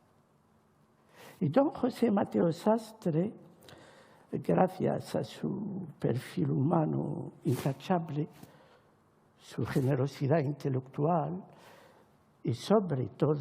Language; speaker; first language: Spanish; non-native, fluent; Arabic